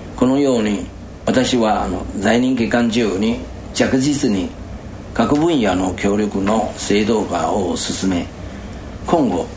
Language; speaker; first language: Japanese; non-native, fluent; Chinese